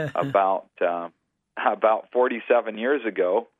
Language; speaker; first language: English; native; English